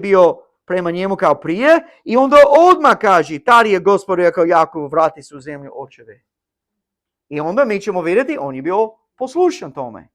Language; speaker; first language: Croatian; non-native, learner; English